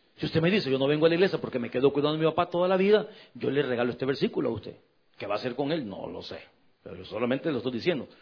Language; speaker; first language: Spanish; native; Spanish